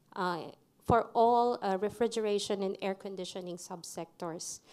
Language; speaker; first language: English; non-native, local second language; Filipino